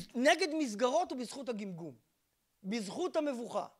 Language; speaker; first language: Hebrew; native; Hebrew